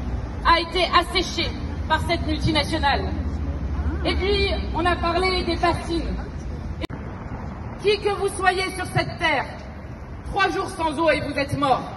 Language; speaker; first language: French; native; French